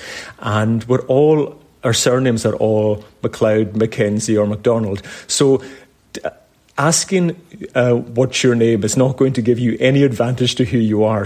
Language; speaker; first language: English; native; English